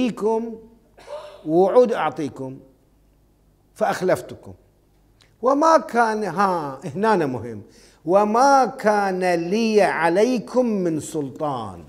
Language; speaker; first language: Arabic; native; Arabic